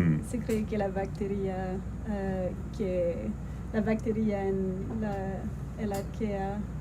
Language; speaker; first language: Spanish; non-native, learner; English